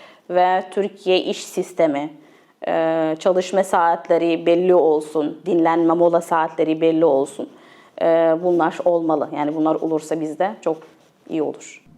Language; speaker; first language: Turkish; non-native, fluent; Arabic